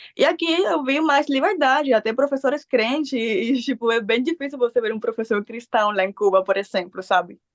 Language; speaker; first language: Portuguese; non-native, fluent; Spanish